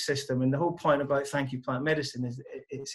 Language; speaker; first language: English; native; English